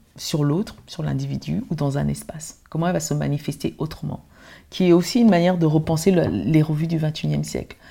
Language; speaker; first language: French; early bilingual, other home language; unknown